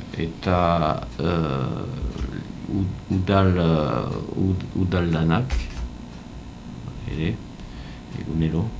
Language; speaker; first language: Basque; non-native, learner; French